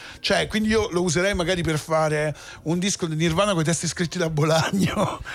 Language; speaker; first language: Italian; native; Italian